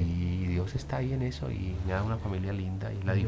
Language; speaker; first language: Spanish; native; Spanish